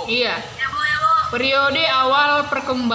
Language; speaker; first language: Indonesian; native; Indonesian